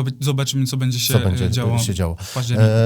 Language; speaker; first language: Polish; non-native, fluent; Czech